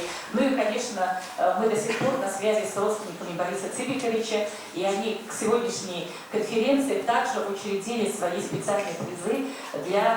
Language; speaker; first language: Russian; native; Russian